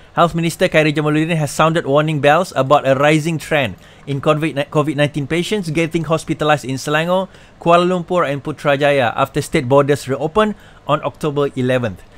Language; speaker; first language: English; non-native, local second language; Malay